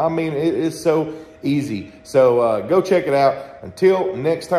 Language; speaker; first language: English; native; English